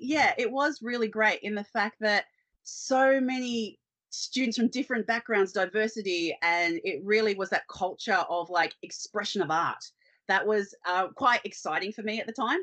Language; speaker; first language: English; native; English